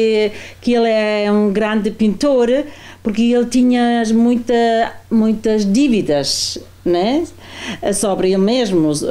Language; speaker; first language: Portuguese; non-native, fluent; German